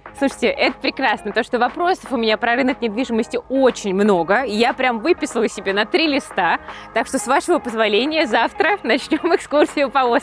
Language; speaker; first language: Russian; native; Russian